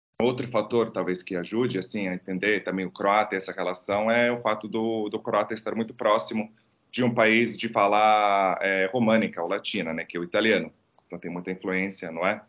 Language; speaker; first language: Portuguese; non-native, fluent; Croatian